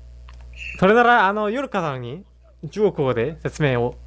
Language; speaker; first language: Japanese; native; Japanese